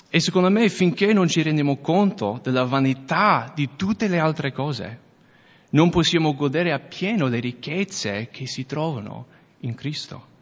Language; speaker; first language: Italian; non-native, fluent; English